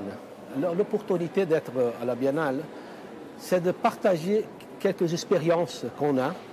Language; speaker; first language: French; non-native, fluent; Portuguese